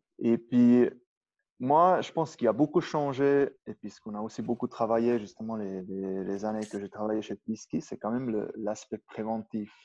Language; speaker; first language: French; non-native, local second language; Swiss German